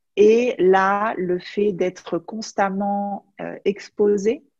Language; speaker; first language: French; native; French